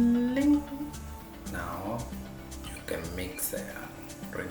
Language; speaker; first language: English; non-native, learner; Spanish